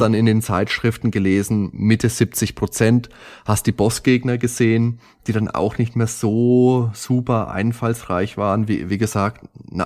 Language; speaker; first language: German; native; German